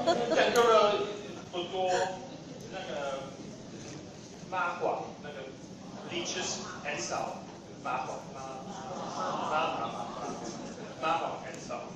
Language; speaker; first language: Chinese; non-native, fluent; English